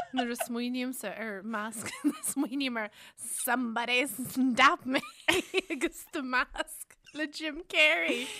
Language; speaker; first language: Irish; native; Irish